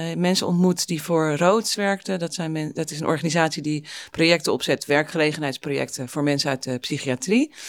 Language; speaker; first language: Dutch; non-native, fluent; English